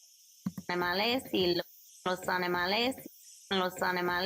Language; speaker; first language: Spanish; non-native, learner; English